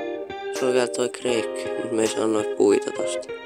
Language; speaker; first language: Finnish; native; Finnish